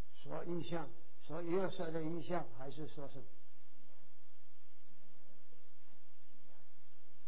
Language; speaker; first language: Chinese; native; Chinese